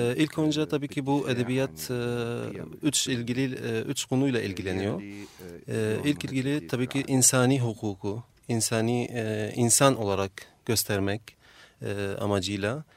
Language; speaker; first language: Turkish; non-native, fluent; Arabic